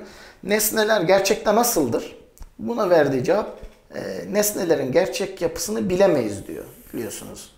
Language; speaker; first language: Turkish; native; Turkish